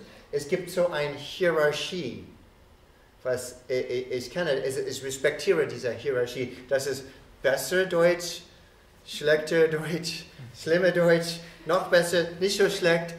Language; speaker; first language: German; non-native, fluent; English